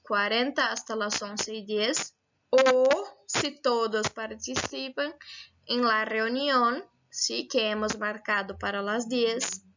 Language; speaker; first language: Spanish; non-native, fluent; Portuguese